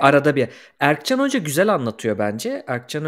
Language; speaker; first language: Turkish; native; Turkish